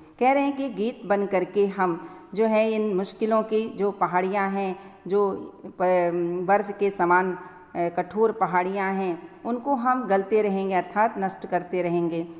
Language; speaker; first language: Hindi; native; Hindi